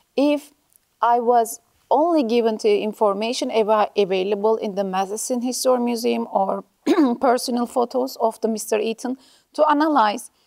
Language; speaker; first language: English; non-native, learner; Turkish